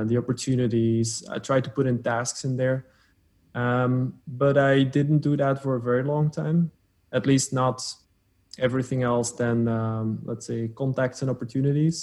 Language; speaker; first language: English; non-native, fluent; Dutch